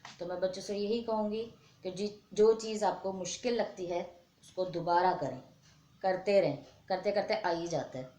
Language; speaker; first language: Urdu; non-native, local second language; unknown